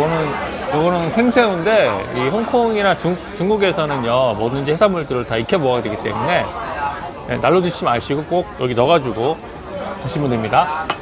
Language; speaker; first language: Korean; native; Korean